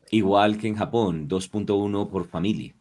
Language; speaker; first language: Spanish; native; Spanish